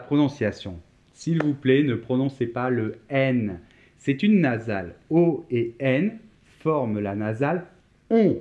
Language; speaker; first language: French; native; French